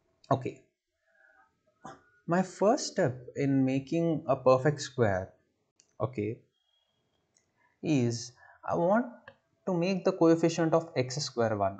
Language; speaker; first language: English; non-native, local second language; Telugu